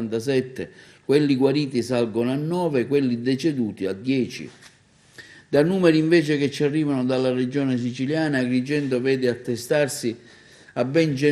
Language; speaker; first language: Italian; native; Italian